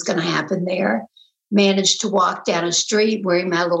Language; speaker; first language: English; native; English